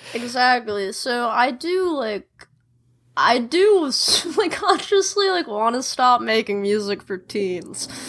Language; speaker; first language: English; native; English